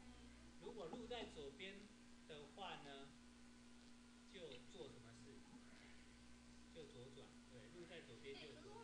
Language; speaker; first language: Chinese; native; Chinese